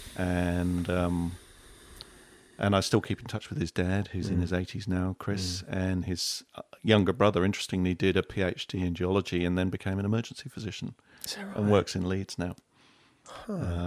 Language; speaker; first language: English; native; English